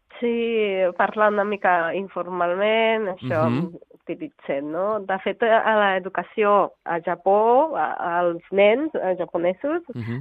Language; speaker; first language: Catalan; non-native, learner; Japanese